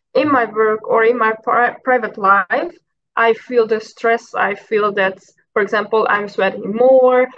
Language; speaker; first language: English; non-native, fluent; Hungarian